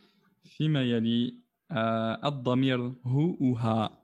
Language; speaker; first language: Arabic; non-native, fluent; French